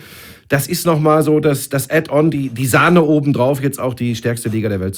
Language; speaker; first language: German; native; German